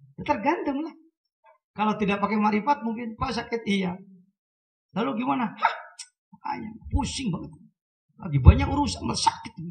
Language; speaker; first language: Indonesian; non-native, local second language; Sundanese